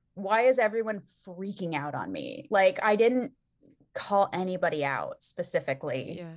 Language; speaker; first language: English; native; English